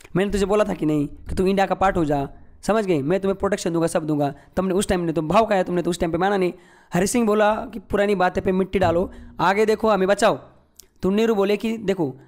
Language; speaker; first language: Hindi; non-native, local second language; Marathi